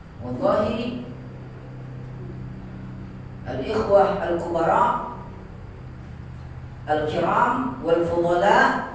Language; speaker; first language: Arabic; non-native, fluent; Indonesian